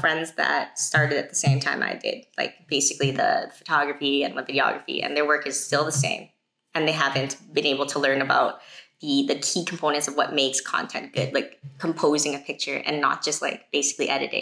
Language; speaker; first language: English; native; English